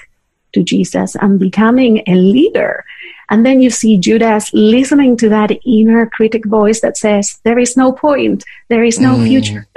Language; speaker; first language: English; non-native, fluent; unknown